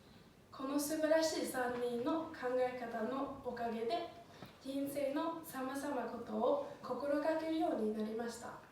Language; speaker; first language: Japanese; non-native, fluent; Swedish